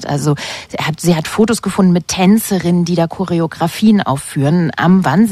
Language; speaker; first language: German; native; German